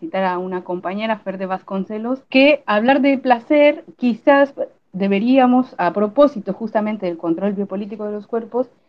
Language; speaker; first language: Spanish; native; Spanish